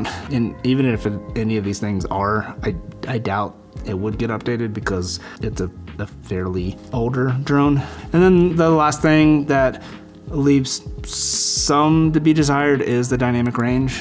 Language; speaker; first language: English; native; English